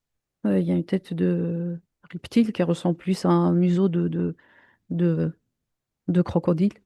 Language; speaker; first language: French; native; French